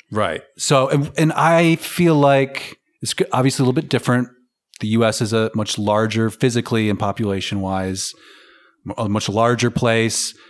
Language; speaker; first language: English; native; English